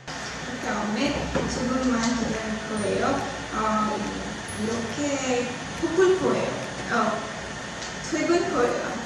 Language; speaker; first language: Korean; non-native, learner; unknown